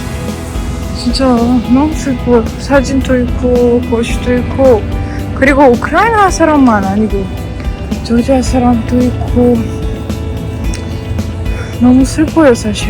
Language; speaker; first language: Korean; non-native, learner; Ukrainian